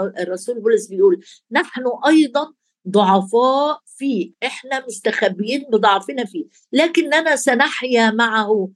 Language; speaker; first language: Arabic; native; Arabic